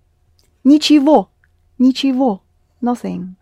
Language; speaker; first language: Russian; non-native, fluent; English